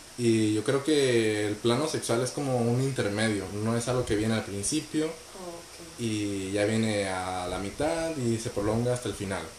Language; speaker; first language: Spanish; native; Spanish